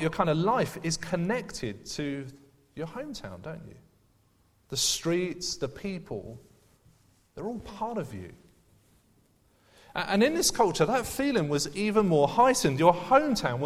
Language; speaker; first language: English; native; English